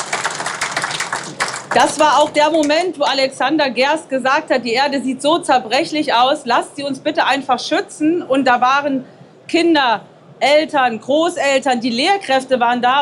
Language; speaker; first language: German; native; German